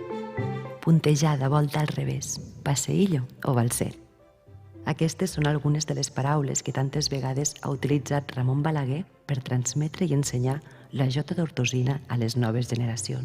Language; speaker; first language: Catalan; native; Catalan